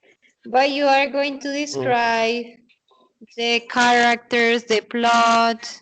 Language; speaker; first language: English; non-native, fluent; Spanish